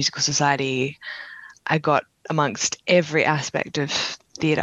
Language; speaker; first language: English; native; English